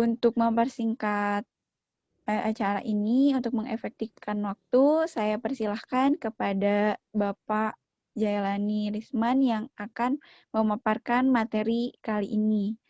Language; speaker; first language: Indonesian; native; Indonesian